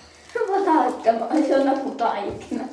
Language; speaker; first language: Estonian; early bilingual, heritage; Estonian